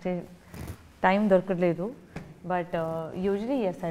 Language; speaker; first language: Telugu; non-native, learner; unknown